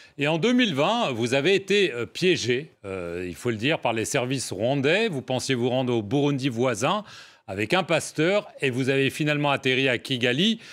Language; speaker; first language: French; native; French